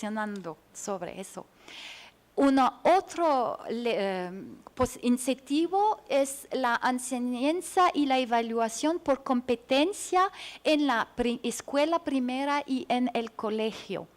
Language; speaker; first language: Spanish; non-native, fluent; French